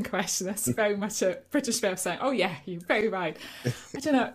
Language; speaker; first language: English; non-native, fluent; German